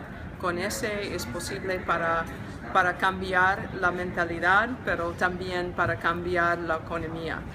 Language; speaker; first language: Spanish; non-native, learner; English